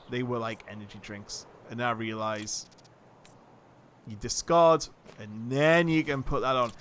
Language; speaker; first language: English; native; English